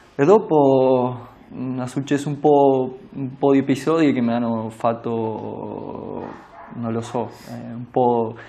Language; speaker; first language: Italian; non-native, fluent; Spanish